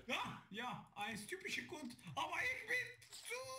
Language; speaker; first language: German; non-native, learner; Bulgarian